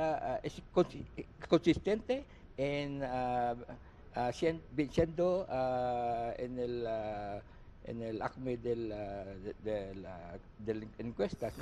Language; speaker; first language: Spanish; non-native, learner; Filipino